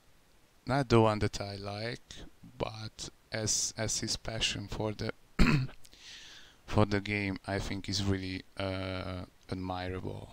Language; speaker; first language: English; non-native, learner; Hungarian